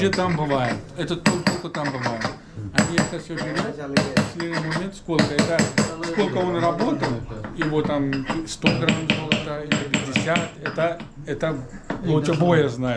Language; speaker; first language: Russian; non-native, learner; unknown